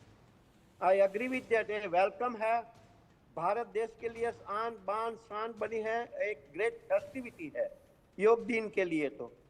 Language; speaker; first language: Hindi; non-native, local second language; Gujarati